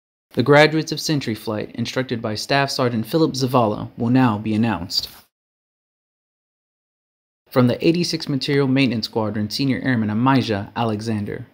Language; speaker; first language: English; native; English